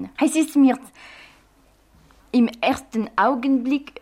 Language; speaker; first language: German; non-native, fluent; French